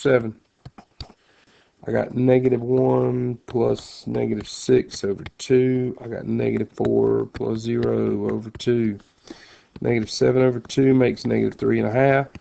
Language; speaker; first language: English; native; English